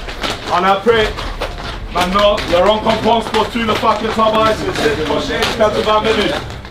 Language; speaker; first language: French; non-native, learner; English